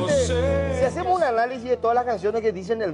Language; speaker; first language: Spanish; native; Spanish